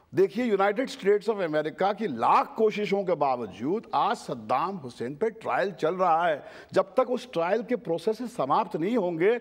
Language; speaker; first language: Hindi; native; Hindi